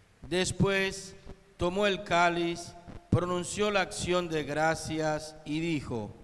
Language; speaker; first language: Spanish; native; Spanish